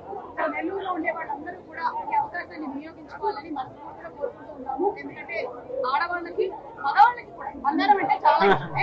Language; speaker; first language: Telugu; native; Telugu